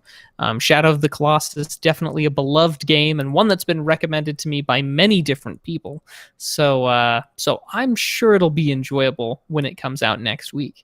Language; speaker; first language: English; native; English